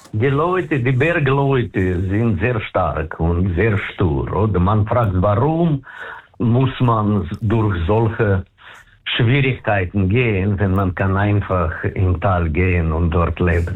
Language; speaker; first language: German; non-native, fluent; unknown